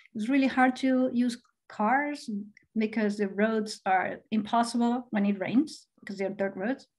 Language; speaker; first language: English; non-native, fluent; Spanish